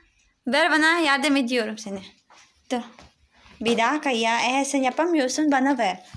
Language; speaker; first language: Turkish; non-native, learner; Filipino